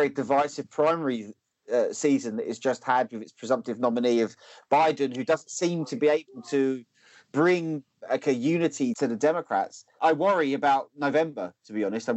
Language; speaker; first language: English; native; English